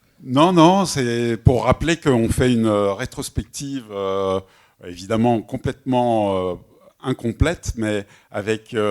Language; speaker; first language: French; native; French